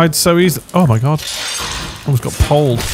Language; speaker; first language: English; native; English